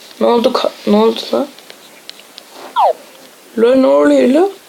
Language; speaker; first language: Turkish; native; Turkish